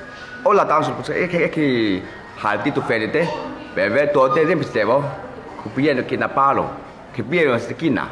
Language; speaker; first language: Greek; non-native, learner; Chinese